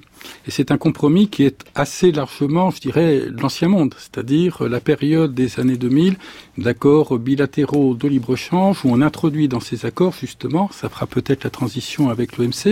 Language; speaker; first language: French; native; French